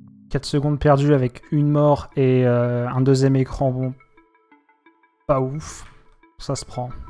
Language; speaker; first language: French; native; French